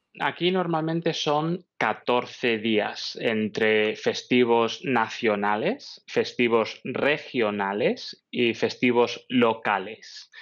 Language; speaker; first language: Spanish; native; Spanish